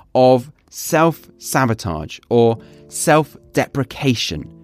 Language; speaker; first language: English; native; English